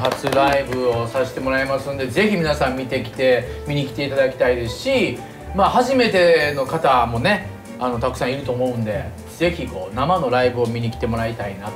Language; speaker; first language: Japanese; native; Japanese